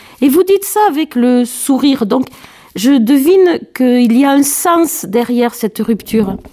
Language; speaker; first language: French; native; French